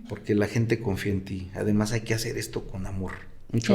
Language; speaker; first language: Spanish; native; Spanish